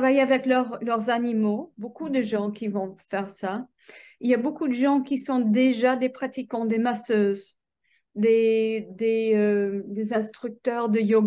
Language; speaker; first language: French; non-native, fluent; English